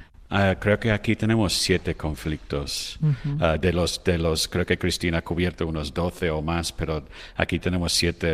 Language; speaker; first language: Spanish; non-native, fluent; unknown